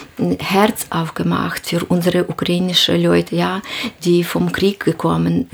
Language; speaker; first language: German; non-native, learner; Ukrainian